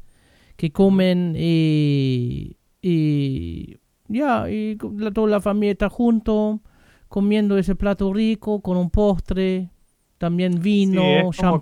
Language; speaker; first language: Spanish; non-native, fluent; German